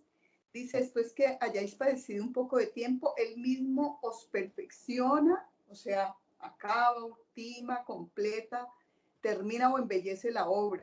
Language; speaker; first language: Spanish; native; Spanish